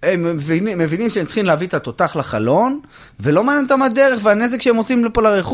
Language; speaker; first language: Hebrew; native; Hebrew